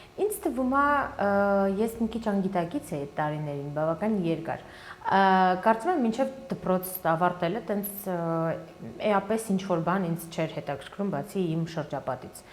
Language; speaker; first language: Armenian; early bilingual, heritage; Armenian